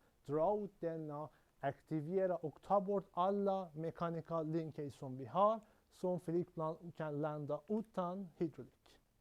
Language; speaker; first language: Swedish; non-native, learner; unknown